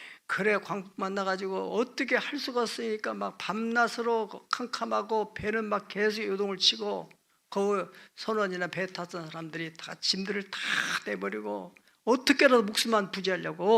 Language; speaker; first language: Korean; native; Korean